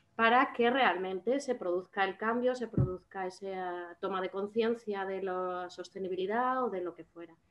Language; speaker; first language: Spanish; native; Spanish